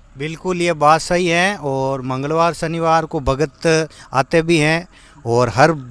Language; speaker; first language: Hindi; native; Hindi